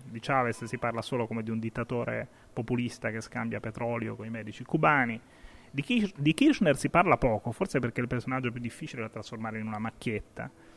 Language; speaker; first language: Italian; native; Italian